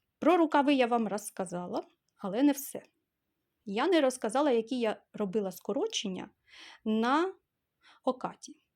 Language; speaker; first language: Ukrainian; non-native, local second language; Russian